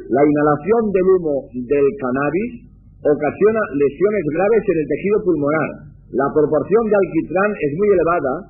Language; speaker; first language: Spanish; native; Spanish